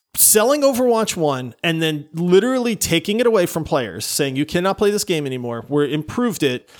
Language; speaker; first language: English; native; English